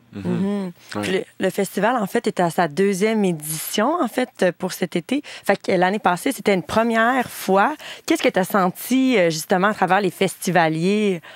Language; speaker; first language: French; native; French